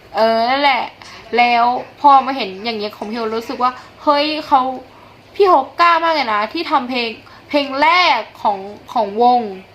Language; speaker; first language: Thai; native; Thai